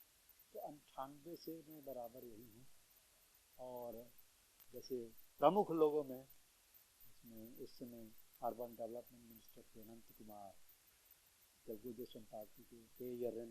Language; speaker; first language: Hindi; native; Hindi